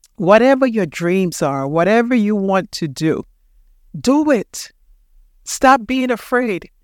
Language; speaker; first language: English; early bilingual, heritage; Spanish